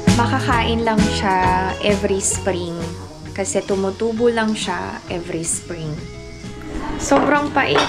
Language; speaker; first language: Filipino; native; Filipino